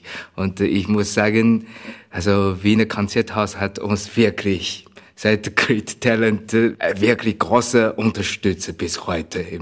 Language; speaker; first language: German; non-native, learner; Chinese